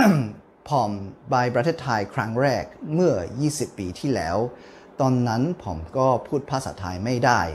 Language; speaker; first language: Thai; non-native, fluent; Cantonese